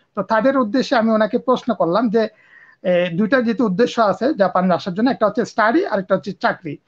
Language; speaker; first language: Japanese; non-native, fluent; Bangla